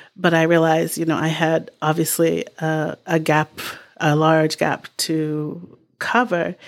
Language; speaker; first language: English; native; English